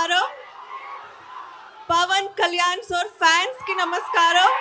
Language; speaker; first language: Telugu; non-native, learner; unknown